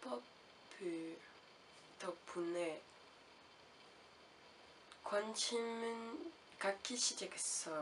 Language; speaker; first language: Korean; non-native, learner; French